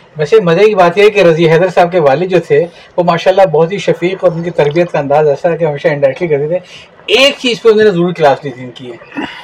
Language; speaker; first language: Urdu; native; Urdu